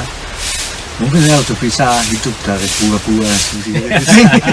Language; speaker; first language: Indonesian; non-native, fluent; German